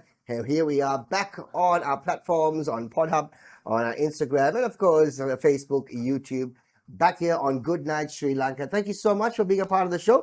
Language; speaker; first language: English; non-native, local second language; Sinhala